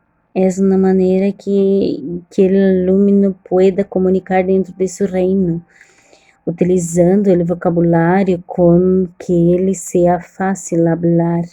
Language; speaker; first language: Spanish; non-native, learner; Portuguese